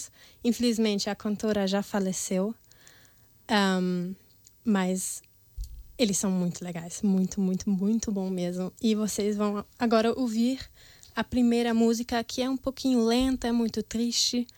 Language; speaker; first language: Portuguese; early bilingual, heritage; German